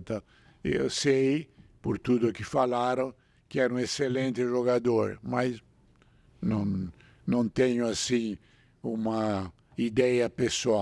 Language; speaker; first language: Portuguese; non-native, fluent; Italian